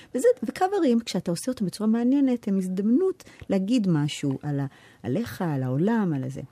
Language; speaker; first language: Hebrew; early bilingual, heritage; Hebrew